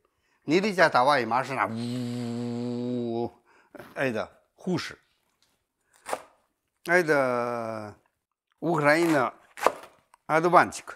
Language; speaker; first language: Russian; non-native, learner; Chinese